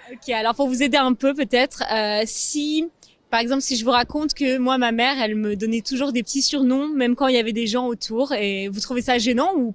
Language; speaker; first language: French; native; French